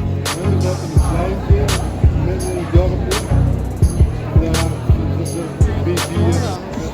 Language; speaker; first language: Dutch; native; Dutch